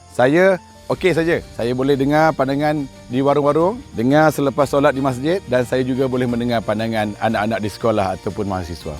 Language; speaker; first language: Malay; native; Malay